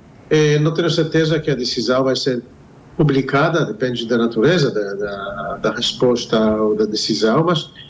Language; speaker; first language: Portuguese; non-native, fluent; Hebrew